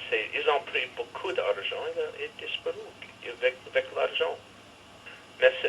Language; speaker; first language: French; non-native, fluent; English